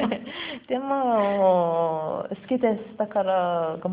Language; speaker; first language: Japanese; non-native, learner; Persian